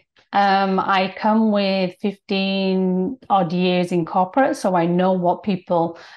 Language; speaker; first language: English; native; English